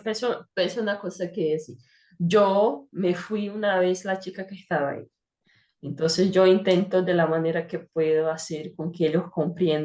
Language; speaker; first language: Spanish; non-native, fluent; Portuguese